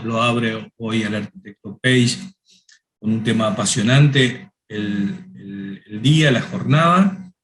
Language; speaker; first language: Spanish; native; Spanish